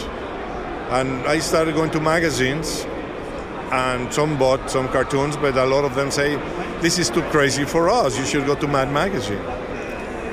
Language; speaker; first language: English; non-native, fluent; Spanish